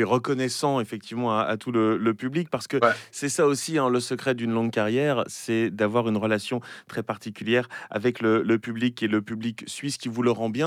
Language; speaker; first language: French; native; French